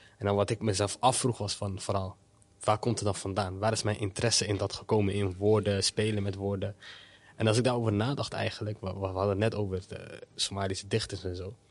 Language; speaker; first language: Dutch; early bilingual, other home language; Somali